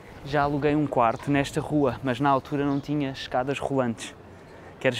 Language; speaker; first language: Portuguese; native; Portuguese